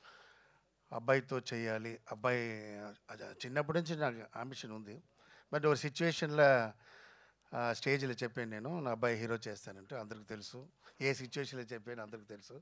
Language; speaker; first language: Telugu; non-native, fluent; Tamil